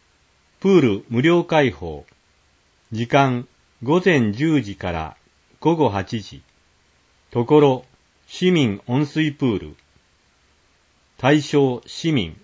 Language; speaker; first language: Japanese; native; Japanese